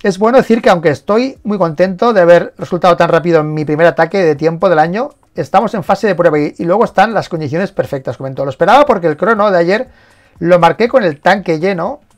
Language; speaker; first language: Spanish; native; Spanish